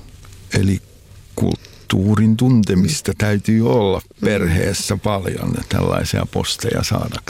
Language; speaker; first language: Finnish; native; Finnish